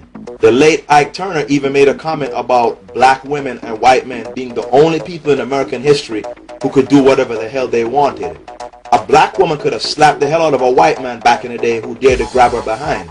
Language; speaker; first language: English; native; English